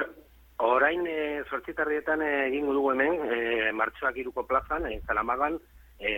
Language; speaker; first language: Basque; native; Basque